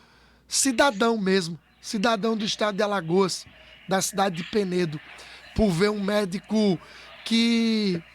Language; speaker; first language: Portuguese; native; Portuguese